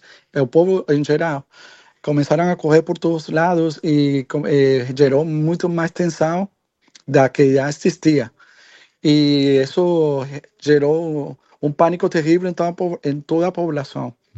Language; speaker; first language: Portuguese; non-native, learner; Spanish